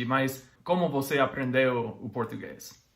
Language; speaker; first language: Portuguese; non-native, fluent; English